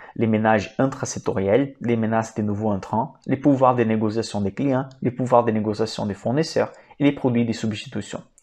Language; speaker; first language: French; non-native, fluent; Portuguese